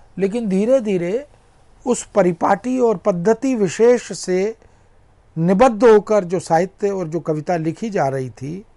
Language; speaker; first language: Hindi; native; Hindi